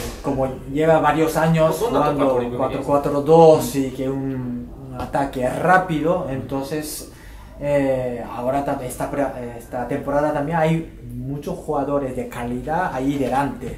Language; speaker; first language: Spanish; non-native, fluent; Japanese